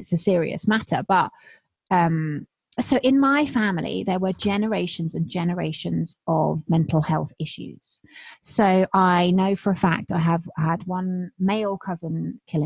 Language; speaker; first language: English; native; English